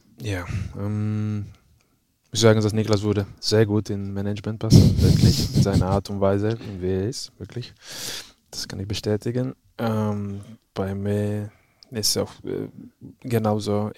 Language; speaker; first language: German; non-native, fluent; Czech